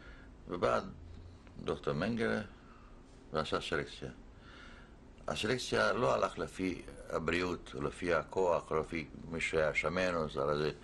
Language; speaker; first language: Hebrew; non-native, fluent; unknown